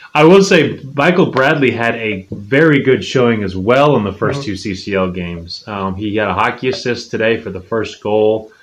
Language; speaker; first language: English; native; English